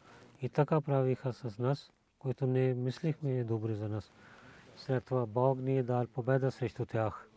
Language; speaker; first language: Bulgarian; non-native, learner; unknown